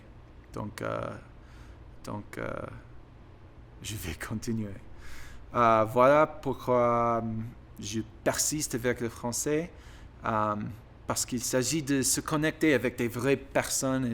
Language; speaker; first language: French; non-native, learner; English